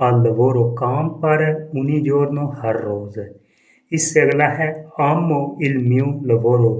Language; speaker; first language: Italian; non-native, fluent; Urdu